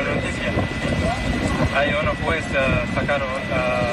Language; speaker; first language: Spanish; non-native, learner; Arabic